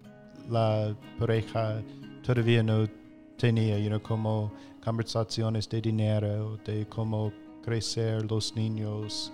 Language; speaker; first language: Spanish; non-native, fluent; English